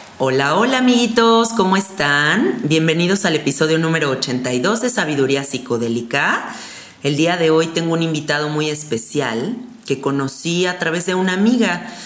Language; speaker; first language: Spanish; native; Spanish